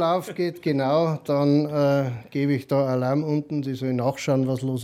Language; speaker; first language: German; native; German